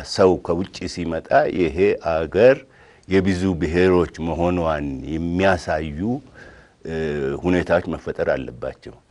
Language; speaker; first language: Amharic; non-native, local second language; Oromo